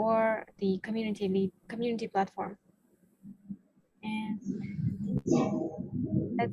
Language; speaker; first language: English; non-native, fluent; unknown